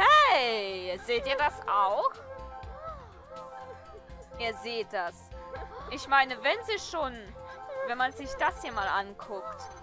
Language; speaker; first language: German; native; German